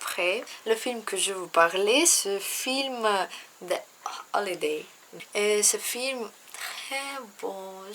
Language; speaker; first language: French; non-native, learner; Russian